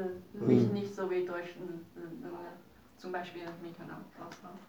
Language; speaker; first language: German; non-native, learner; Chinese